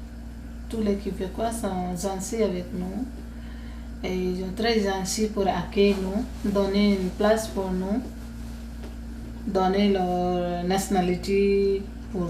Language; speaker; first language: French; non-native, learner; Nepali